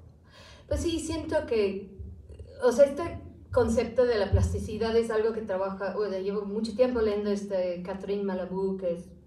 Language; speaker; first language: Spanish; non-native, fluent; English